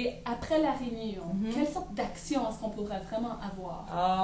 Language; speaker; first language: French; native; French